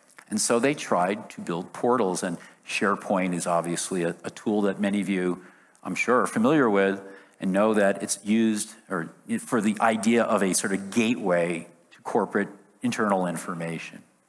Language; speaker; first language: English; native; English